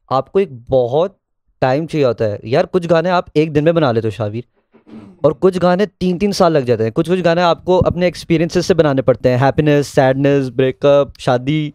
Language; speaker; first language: Urdu; native; Urdu